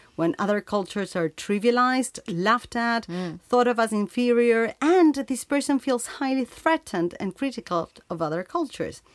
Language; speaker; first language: English; non-native, fluent; Spanish